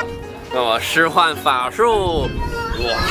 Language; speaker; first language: Chinese; native; Chinese